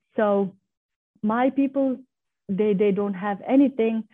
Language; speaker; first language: English; non-native, fluent; Persian